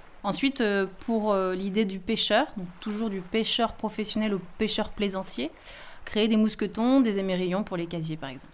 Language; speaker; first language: French; native; French